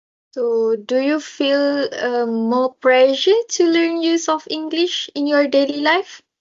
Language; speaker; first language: English; non-native, local second language; Malay